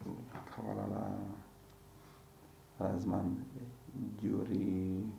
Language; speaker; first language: Hebrew; non-native, fluent; Slovak